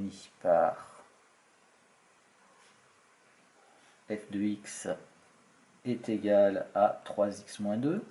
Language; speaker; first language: French; native; French